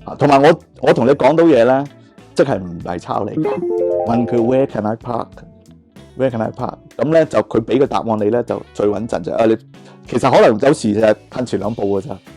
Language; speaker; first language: Cantonese; native; Cantonese